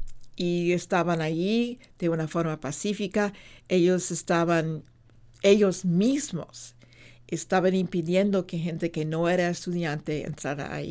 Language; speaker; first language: Spanish; non-native, fluent; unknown